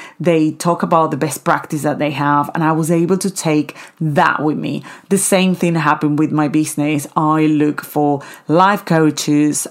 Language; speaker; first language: English; non-native, fluent; Spanish